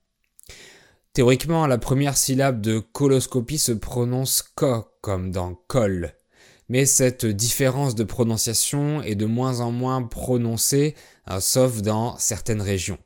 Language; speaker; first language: French; native; French